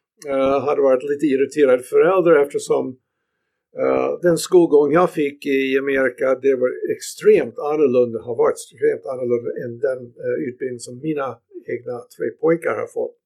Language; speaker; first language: Swedish; non-native, fluent; English